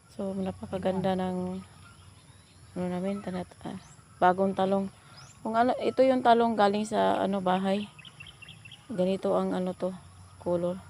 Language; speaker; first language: Filipino; non-native, local second language; Cebuano